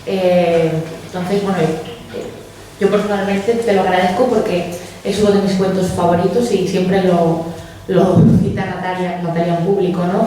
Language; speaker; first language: Spanish; native; Spanish